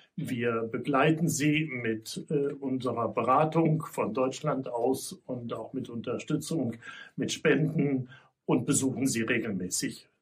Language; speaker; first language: German; native; German